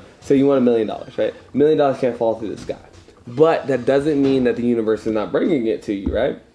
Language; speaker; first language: English; native; English